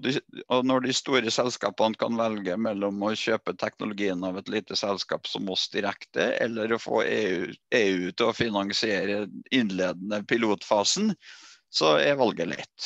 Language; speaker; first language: Norwegian; native; Norwegian